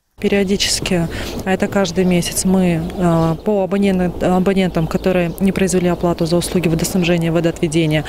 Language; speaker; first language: Russian; native; Russian